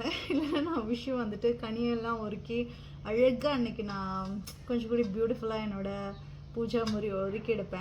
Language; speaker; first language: Tamil; non-native, local second language; Malayalam